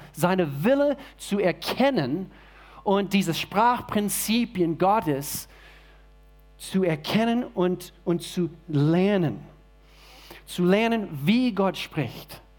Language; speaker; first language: German; non-native, fluent; English